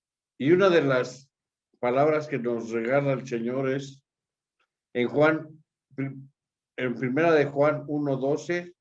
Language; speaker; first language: Spanish; native; Spanish